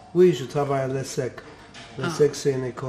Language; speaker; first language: French; non-native, fluent; English